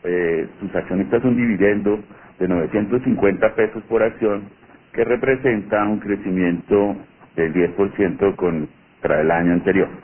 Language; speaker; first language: Spanish; native; Spanish